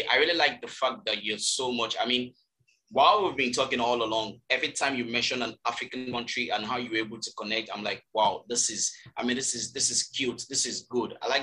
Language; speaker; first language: English; non-native, local second language; Yoruba